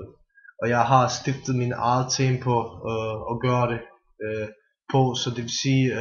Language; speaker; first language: Danish; non-native, fluent; Bosnian